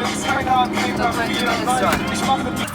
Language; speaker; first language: German; native; German